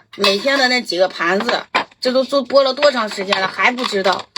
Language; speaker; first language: Chinese; native; Chinese